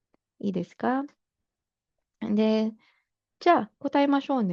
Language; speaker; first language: Japanese; non-native, fluent; Filipino